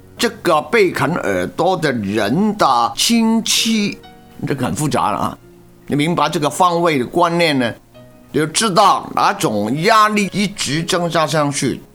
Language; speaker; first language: Chinese; non-native, local second language; Cantonese